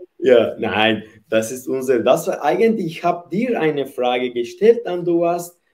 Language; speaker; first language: German; non-native, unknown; Turkish